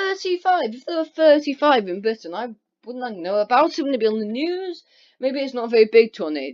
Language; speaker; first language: English; native; English